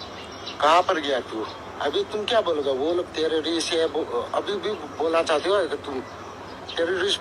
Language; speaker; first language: Hindi; non-native, local second language; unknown